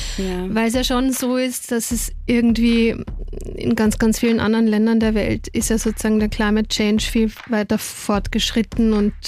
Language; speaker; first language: German; native; German